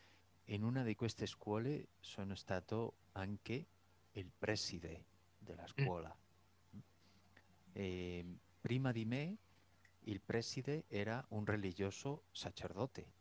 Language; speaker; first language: Italian; non-native, fluent; Spanish